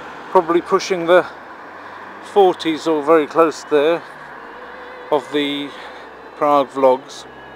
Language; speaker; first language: English; native; English